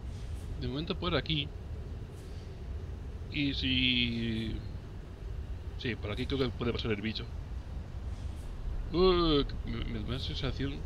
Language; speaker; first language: Spanish; native; Spanish